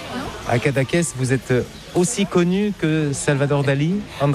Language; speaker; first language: French; native; French